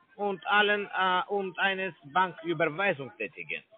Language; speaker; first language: German; non-native, learner; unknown